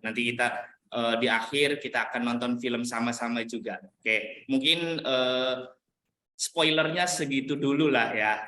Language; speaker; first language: Indonesian; native; Indonesian